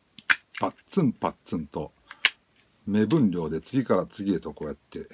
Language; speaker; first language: Japanese; native; Japanese